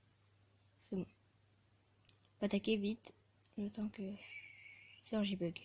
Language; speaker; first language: French; native; French